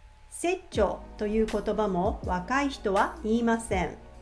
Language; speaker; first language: Japanese; native; Japanese